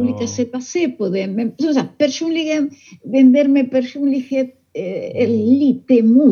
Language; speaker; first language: Swedish; non-native, fluent; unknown